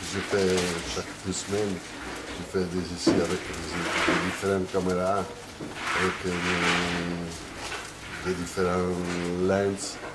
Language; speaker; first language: French; non-native, fluent; Italian